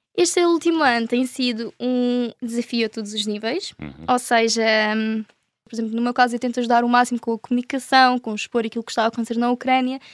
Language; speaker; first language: Portuguese; early bilingual, other home language; Ukrainian